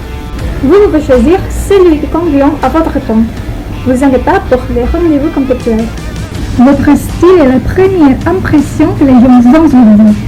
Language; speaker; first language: French; non-native, learner; Indonesian